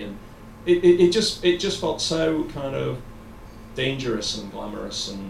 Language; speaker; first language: English; native; English